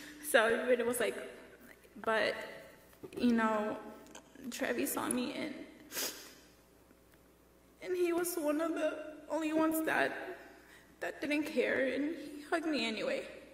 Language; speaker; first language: English; native; English